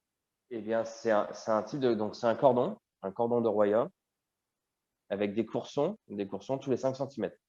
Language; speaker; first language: French; native; French